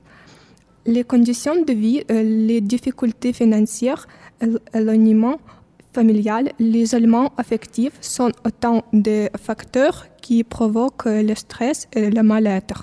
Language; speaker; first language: French; non-native, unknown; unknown